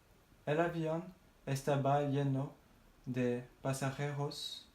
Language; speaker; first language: Spanish; non-native, learner; French